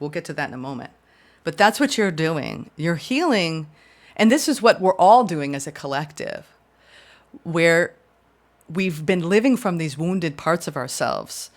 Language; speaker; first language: English; native; English